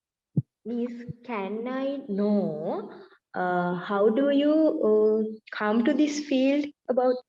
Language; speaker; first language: English; non-native, learner; Sinhala